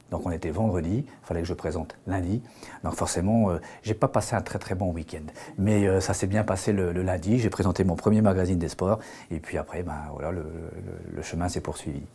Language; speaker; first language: French; native; French